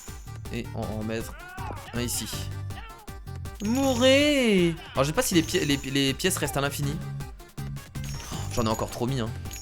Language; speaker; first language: French; native; French